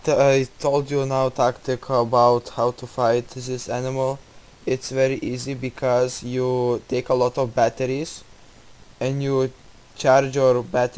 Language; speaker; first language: English; non-native, learner; Russian